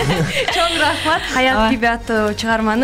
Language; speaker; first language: Kyrgyz; native; Kyrgyz